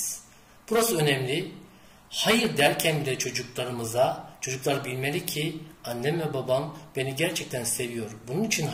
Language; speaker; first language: Turkish; native; Turkish